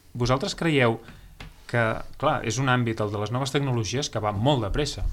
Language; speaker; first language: Catalan; native; Catalan